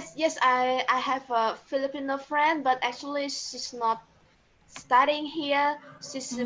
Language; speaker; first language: English; non-native, learner; Khmer